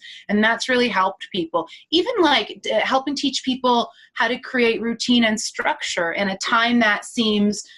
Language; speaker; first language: English; native; English